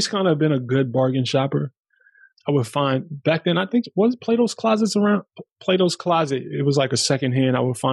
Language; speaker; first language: English; early bilingual, other home language; German